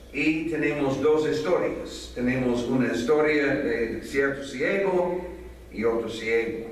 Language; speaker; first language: Spanish; non-native, fluent; English